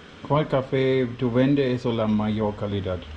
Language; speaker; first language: Spanish; non-native, learner; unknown